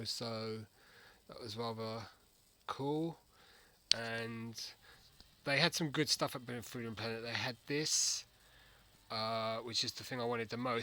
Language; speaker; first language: English; native; English